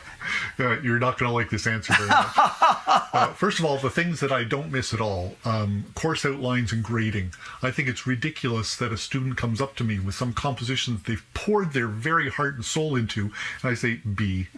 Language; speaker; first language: English; native; English